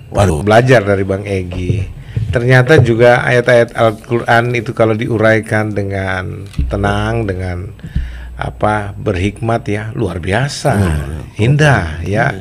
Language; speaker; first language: Indonesian; native; Indonesian